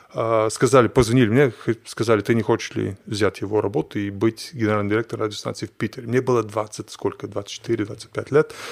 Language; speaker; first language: Russian; non-native, fluent; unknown